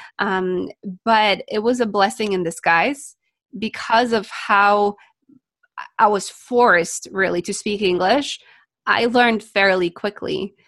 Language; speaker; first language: English; non-native, fluent; Polish